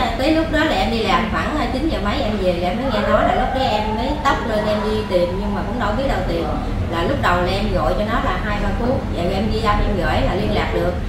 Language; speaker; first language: Vietnamese; native; Vietnamese